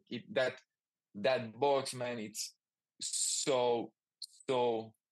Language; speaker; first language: English; non-native, fluent; Spanish